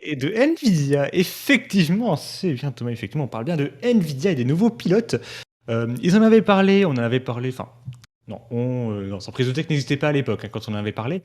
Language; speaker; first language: French; native; French